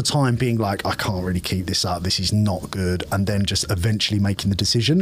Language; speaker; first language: English; native; English